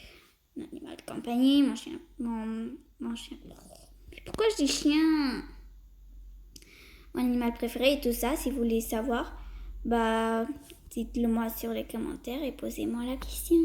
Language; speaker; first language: French; early bilingual, other home language; Portuguese